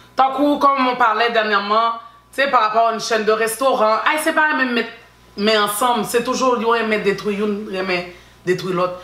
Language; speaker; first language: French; early bilingual, other home language; Haitian Creole